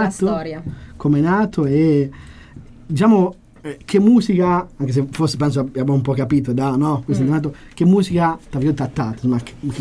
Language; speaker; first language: Italian; native; Italian